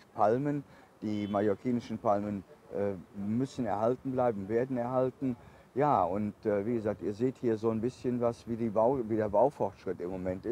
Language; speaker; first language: German; native; German